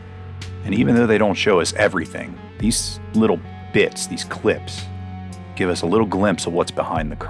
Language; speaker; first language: English; native; English